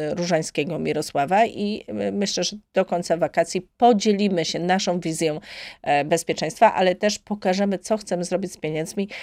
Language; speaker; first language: Polish; native; Polish